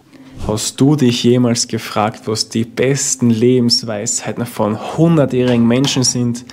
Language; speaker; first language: German; native; German